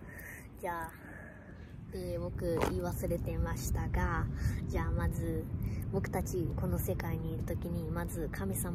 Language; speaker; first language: Japanese; early bilingual, other home language; Portuguese